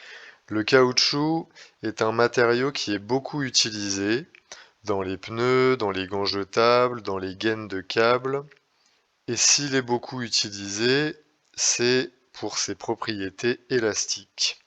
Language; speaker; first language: French; native; French